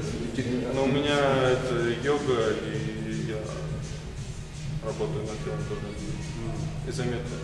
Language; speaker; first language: Russian; non-native, learner; Czech